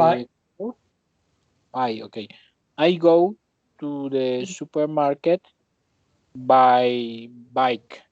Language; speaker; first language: English; non-native, learner; Spanish